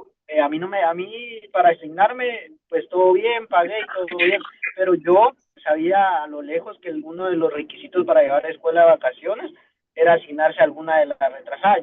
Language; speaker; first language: Spanish; native; Spanish